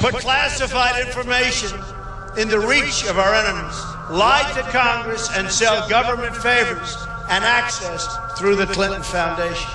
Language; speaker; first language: English; native; English